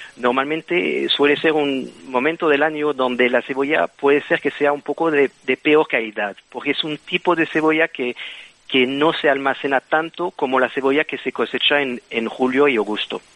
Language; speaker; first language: Spanish; non-native, fluent; French